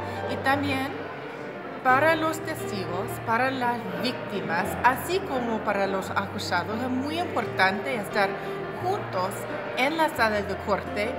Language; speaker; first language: Spanish; non-native, fluent; English